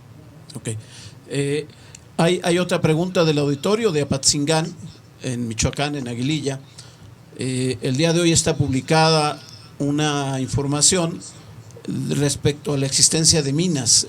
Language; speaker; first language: Spanish; native; Spanish